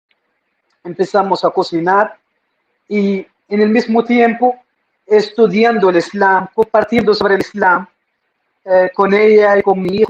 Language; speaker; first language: Spanish; non-native, fluent; Arabic